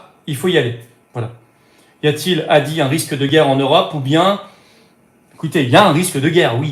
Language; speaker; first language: French; native; French